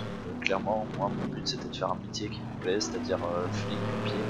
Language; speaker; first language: French; native; French